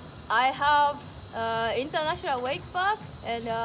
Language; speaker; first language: English; non-native, learner; Japanese